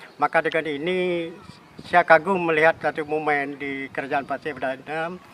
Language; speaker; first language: Malay; non-native, local second language; Achinese